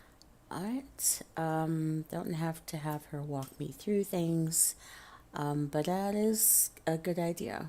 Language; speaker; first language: English; native; English